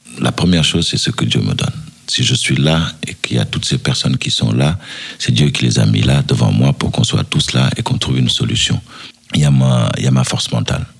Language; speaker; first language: French; early bilingual, other home language; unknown